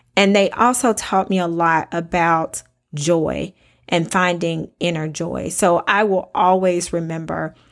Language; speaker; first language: English; native; English